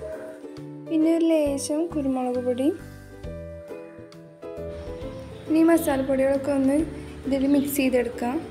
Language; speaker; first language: Malayalam; native; Malayalam